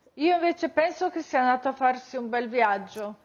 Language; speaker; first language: Italian; native; Italian